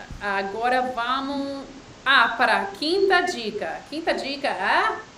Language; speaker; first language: Portuguese; non-native, fluent; English